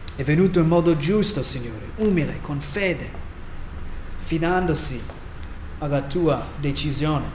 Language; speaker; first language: Italian; non-native, fluent; English